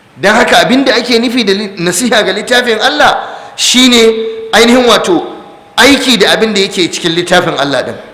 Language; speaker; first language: Hausa; non-native, local second language; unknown